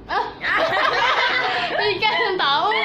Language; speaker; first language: Malay; native; Malay